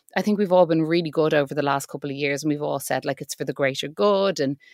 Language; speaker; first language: English; native; English